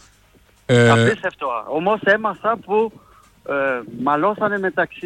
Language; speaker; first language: Greek; non-native, fluent; French